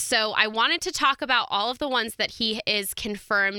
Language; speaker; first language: English; native; English